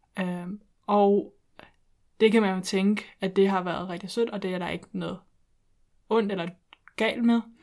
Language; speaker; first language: Danish; early bilingual, heritage; Danish